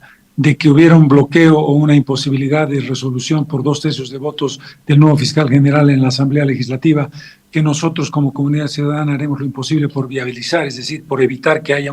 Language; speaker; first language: Spanish; native; Spanish